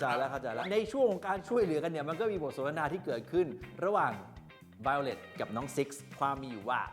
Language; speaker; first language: Thai; native; Thai